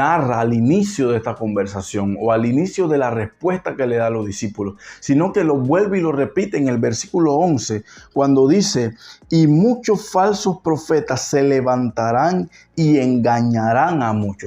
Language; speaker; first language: Spanish; native; Spanish